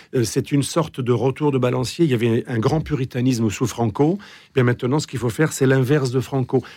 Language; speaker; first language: French; native; French